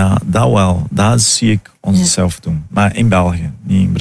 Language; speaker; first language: Dutch; non-native, fluent; Portuguese